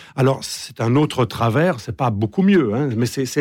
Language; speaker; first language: French; native; French